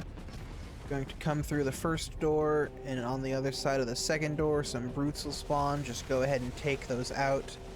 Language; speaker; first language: English; native; English